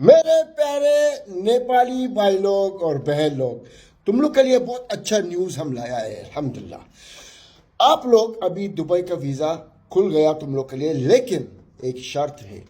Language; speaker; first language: Hindi; non-native, learner; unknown